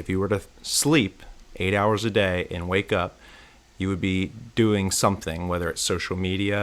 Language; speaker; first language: English; native; English